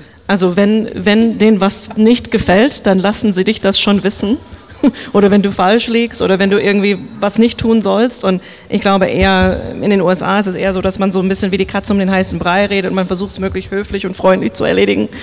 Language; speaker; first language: German; non-native, fluent; English